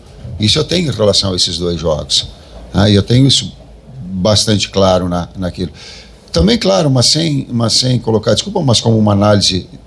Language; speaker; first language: Portuguese; native; Portuguese